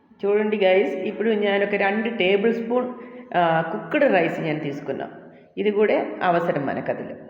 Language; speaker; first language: Telugu; non-native, local second language; Malayalam